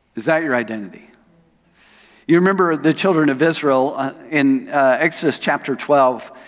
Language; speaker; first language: English; native; English